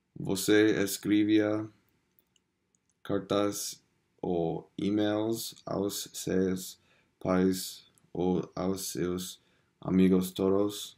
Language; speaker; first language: Portuguese; non-native, learner; English